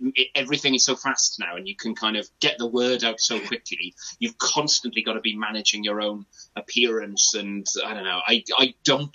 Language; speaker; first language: English; non-native, local second language; Welsh